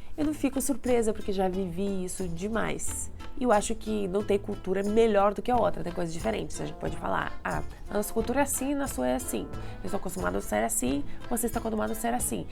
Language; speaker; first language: Portuguese; non-native, fluent; Russian